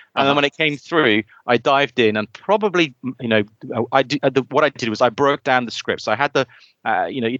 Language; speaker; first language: English; native; English